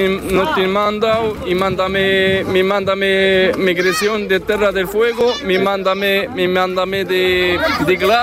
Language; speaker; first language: Spanish; non-native, learner; Arabic